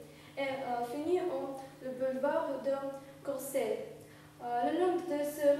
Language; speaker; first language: French; non-native, learner; Russian